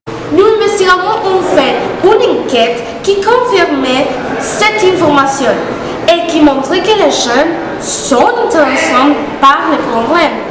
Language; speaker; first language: French; non-native, learner; Spanish